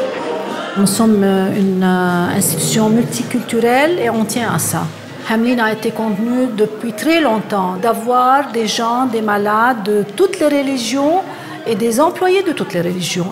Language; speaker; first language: French; non-native, local second language; Arabic